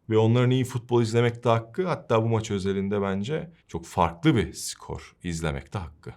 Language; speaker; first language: Turkish; native; Turkish